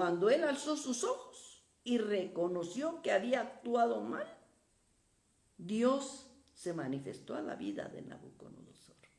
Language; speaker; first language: Spanish; native; Spanish